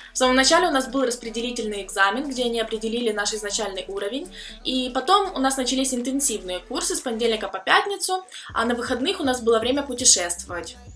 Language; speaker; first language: Russian; native; Russian